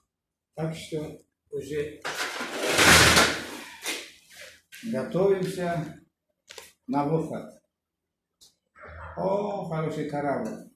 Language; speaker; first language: Russian; non-native, learner; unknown